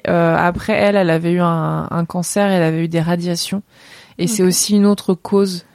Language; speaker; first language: French; native; French